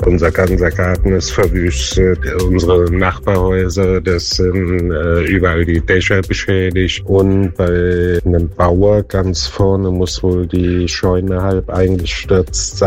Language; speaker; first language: German; native; German